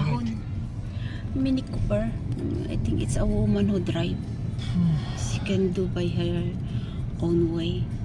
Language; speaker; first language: English; non-native, local second language; Filipino